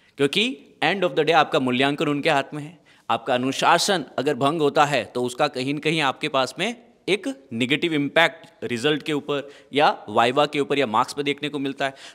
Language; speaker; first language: Hindi; native; Hindi